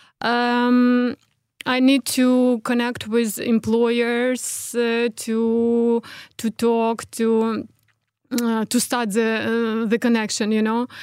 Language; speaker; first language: English; non-native, fluent; Ukrainian